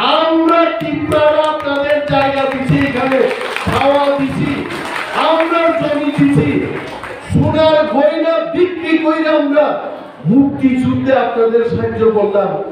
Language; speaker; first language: Bangla; non-native, local second language; Kok Borok